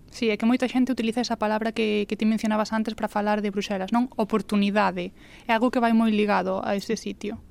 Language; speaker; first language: Galician; native; Galician